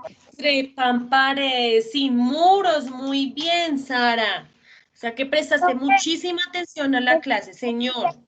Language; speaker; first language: Spanish; native; Spanish